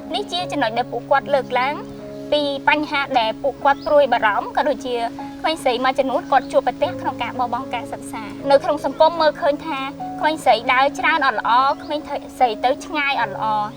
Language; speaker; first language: Khmer; non-native, local second language; Western Cham